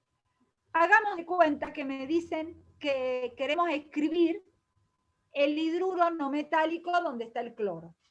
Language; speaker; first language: Spanish; native; Spanish